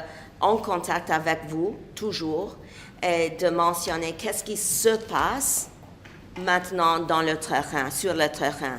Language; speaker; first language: French; non-native, local second language; English